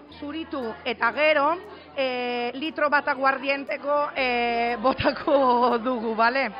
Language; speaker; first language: Basque; non-native, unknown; Italian